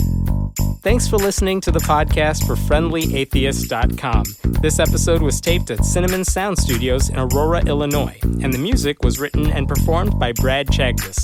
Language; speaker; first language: English; native; English